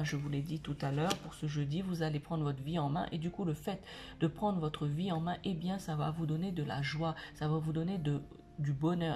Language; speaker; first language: French; native; French